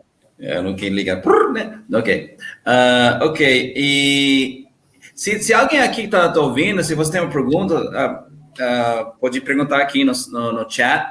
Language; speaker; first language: Portuguese; non-native, learner; English